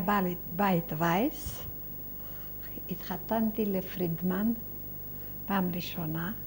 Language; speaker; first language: Hebrew; non-native, fluent; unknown